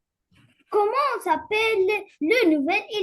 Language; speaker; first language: French; non-native, learner; Arabic